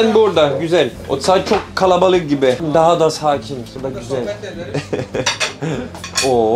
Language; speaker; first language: Turkish; non-native, learner; French